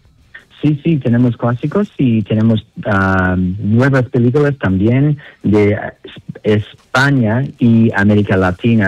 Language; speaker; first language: Spanish; non-native, fluent; English